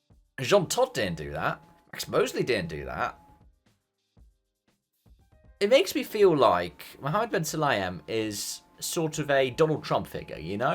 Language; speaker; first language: English; native; English